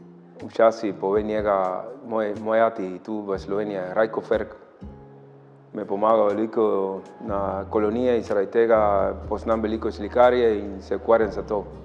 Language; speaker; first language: Slovenian; non-native, learner; Spanish